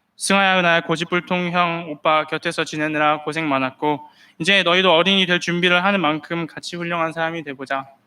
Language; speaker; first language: Korean; early bilingual, other home language; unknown